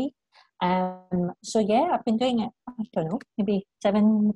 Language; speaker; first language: English; native; English